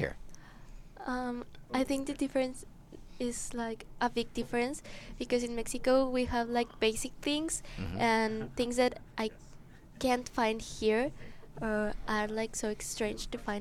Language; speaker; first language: English; non-native, learner; Spanish